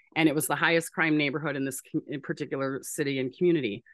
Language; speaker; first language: English; native; English